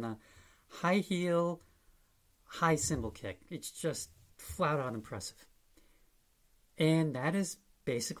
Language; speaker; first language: English; native; English